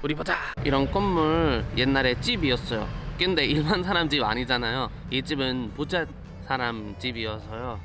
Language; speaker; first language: Korean; non-native, learner; Spanish